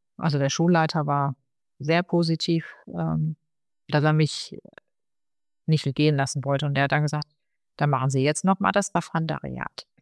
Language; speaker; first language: German; early bilingual, other home language; Arabic